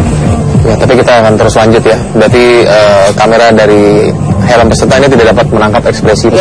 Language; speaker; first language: Indonesian; native; Indonesian